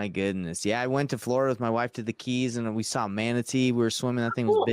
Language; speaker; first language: English; native; English